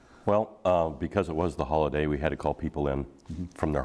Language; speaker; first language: English; native; English